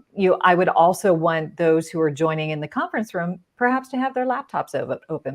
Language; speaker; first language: English; native; English